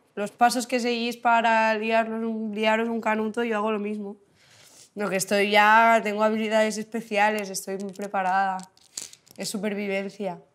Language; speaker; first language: Spanish; non-native, local second language; Catalan